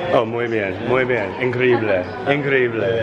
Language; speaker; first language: Spanish; non-native, learner; English